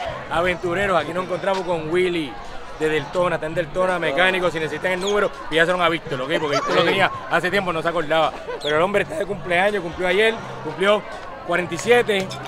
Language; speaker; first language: Spanish; native; Spanish